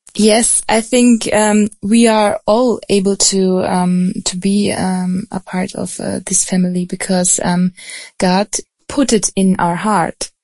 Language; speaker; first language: English; non-native, fluent; Russian